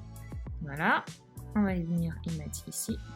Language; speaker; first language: French; native; French